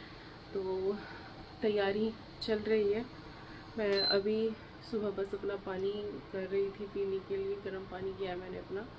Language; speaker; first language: Hindi; native; Hindi